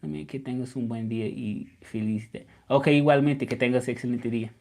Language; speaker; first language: Spanish; non-native, fluent; English